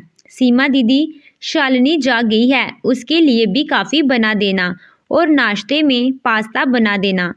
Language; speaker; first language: Hindi; native; Hindi